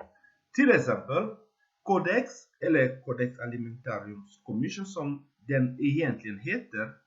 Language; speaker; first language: Swedish; non-native, fluent; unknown